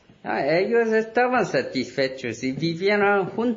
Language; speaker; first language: Spanish; non-native, learner; Korean